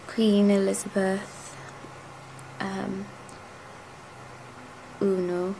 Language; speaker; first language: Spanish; non-native, learner; English